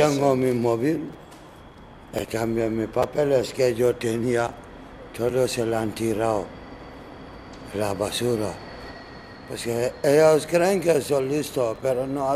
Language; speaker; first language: Spanish; non-native, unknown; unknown